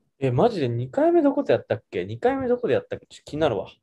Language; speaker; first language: Japanese; native; Japanese